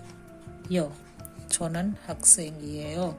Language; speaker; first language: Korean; non-native, fluent; Hindi